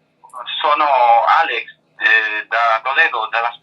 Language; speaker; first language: Italian; non-native, learner; Spanish